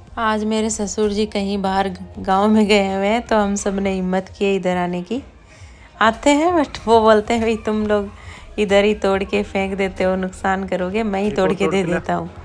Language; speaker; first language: Hindi; non-native, local second language; Marwari